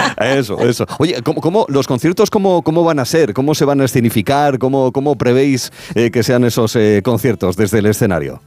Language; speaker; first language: Spanish; native; Spanish